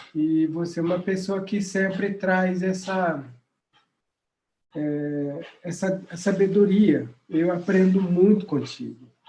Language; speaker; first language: Portuguese; non-native, local second language; Guarani